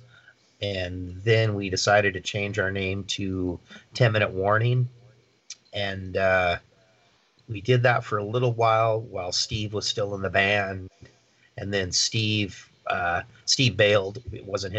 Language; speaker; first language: English; native; English